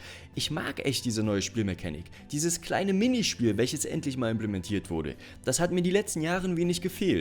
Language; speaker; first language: German; native; German